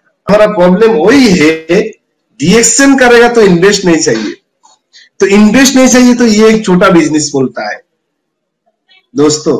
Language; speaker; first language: Hindi; non-native, fluent; Bangla